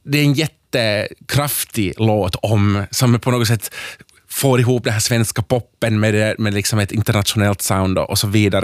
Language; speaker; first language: Swedish; native; Swedish